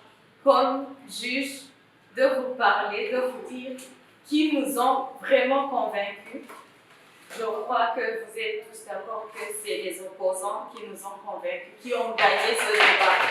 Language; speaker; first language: French; non-native, local second language; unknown